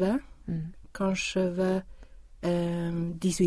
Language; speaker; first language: French; non-native, learner; Swedish